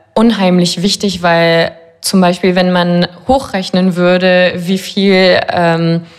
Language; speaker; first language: German; non-native, fluent; French